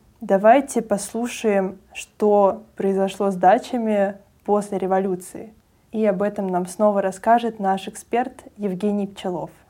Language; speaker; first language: Russian; native; Russian